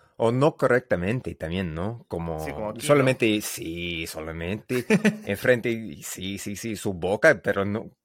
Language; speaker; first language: Spanish; non-native, learner; English